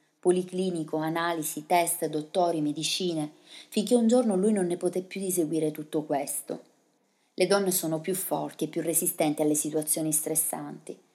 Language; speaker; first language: Italian; early bilingual, other home language; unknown